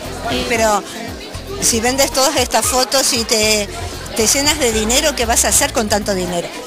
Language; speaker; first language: Spanish; native; Spanish